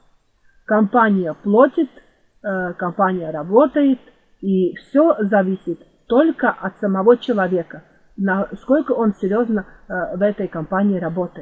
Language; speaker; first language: Russian; non-native, fluent; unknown